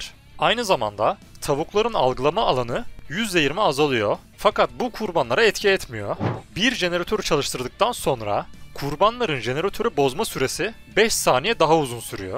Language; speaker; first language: Turkish; native; Turkish